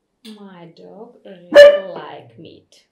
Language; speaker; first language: English; non-native, learner; Russian